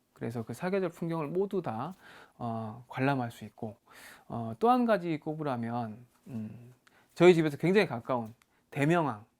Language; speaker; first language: Korean; native; Korean